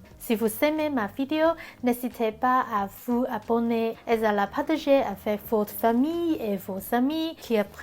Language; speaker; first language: French; non-native, learner; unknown